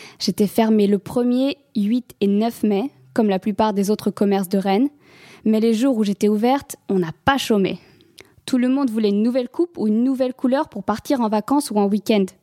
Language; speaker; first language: French; native; French